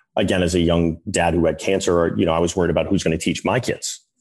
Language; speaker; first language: English; native; English